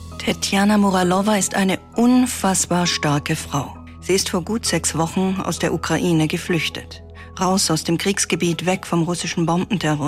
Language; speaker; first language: German; native; German